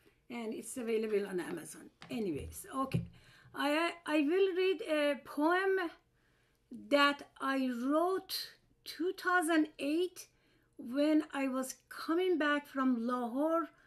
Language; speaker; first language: English; non-native, fluent; Persian